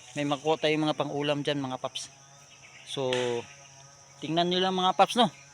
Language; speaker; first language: Filipino; non-native, local second language; Cebuano